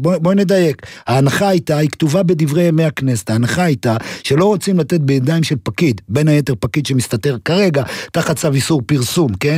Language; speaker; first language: Hebrew; native; Hebrew